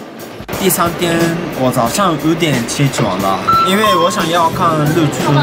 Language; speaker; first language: Chinese; non-native, learner; Japanese